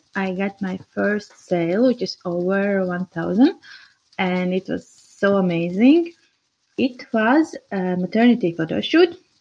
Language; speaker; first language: English; non-native, fluent; Latvian